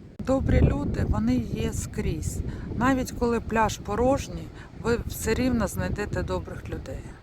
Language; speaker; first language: Ukrainian; native; Ukrainian